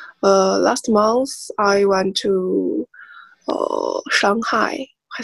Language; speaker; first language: English; non-native, learner; Chinese